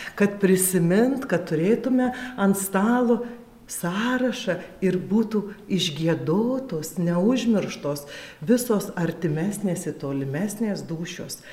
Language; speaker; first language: Lithuanian; native; Lithuanian